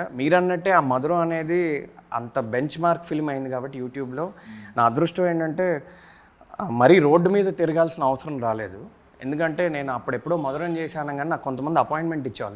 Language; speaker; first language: Telugu; native; Telugu